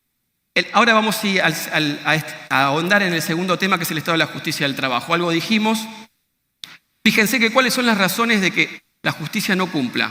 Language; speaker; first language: Spanish; native; Spanish